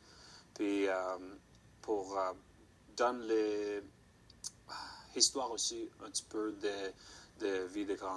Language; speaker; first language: French; non-native, local second language; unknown